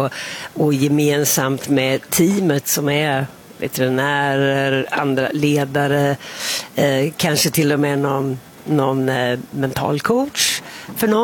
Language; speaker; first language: Swedish; native; Swedish